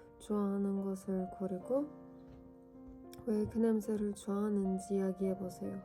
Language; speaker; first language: Korean; non-native, learner; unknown